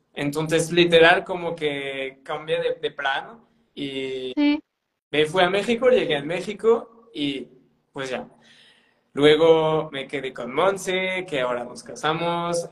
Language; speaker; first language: Spanish; non-native, fluent; French